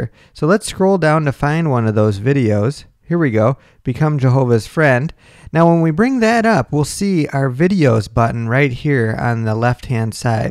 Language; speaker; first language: English; native; English